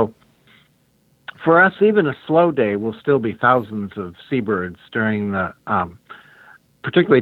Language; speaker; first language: English; native; English